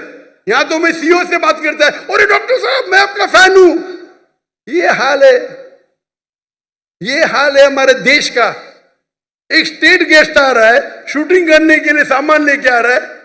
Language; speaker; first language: Hindi; non-native, local second language; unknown